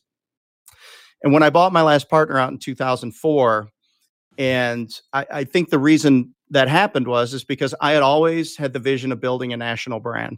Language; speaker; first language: English; native; English